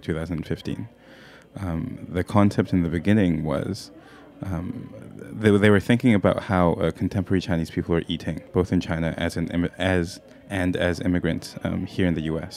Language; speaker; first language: English; non-native, local second language; Cantonese